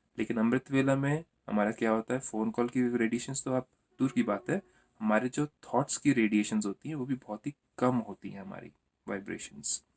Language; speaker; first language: Hindi; native; Hindi